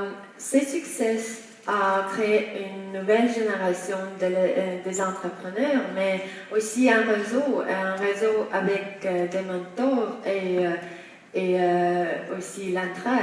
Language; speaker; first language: French; non-native, fluent; Estonian